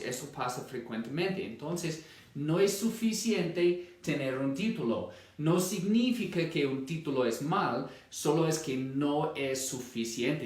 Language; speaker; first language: Spanish; non-native, fluent; English